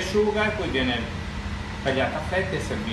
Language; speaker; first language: Italian; native; Italian